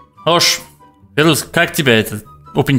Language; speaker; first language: Russian; non-native, local second language; Uzbek